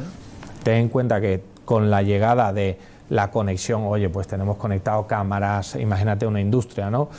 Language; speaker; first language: Spanish; native; Spanish